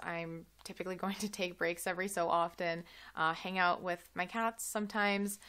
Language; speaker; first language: English; native; English